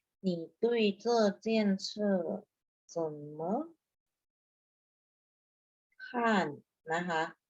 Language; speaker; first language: Chinese; non-native, fluent; Thai